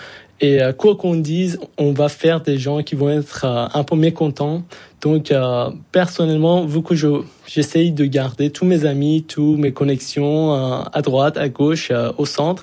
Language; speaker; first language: French; non-native, fluent; Persian